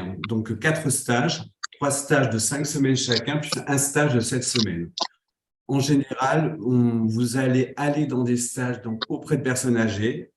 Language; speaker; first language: French; native; French